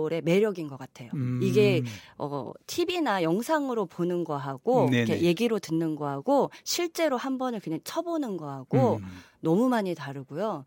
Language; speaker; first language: Korean; native; Korean